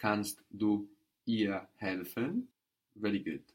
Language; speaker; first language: German; non-native, fluent; English